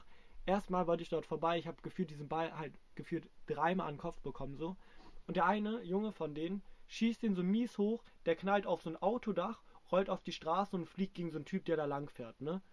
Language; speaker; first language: German; native; German